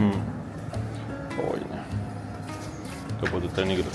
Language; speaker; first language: Japanese; non-native, learner; French